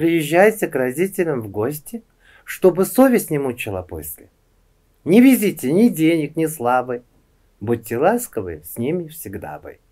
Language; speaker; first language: Russian; non-native, local second language; Uzbek